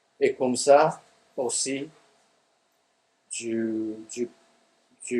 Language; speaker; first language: French; non-native, fluent; Japanese